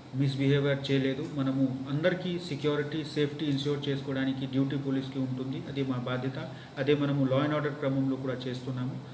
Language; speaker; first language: Telugu; non-native, fluent; Hindi